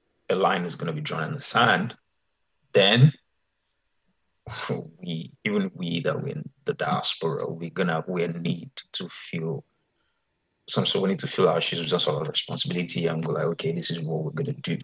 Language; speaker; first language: English; non-native, local second language; Yoruba